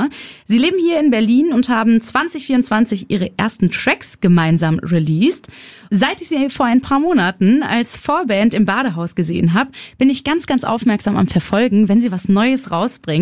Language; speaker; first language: German; native; German